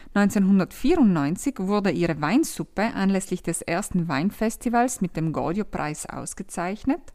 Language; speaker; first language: German; native; German